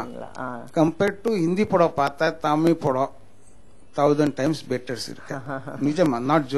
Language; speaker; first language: Tamil; non-native, local second language; Marathi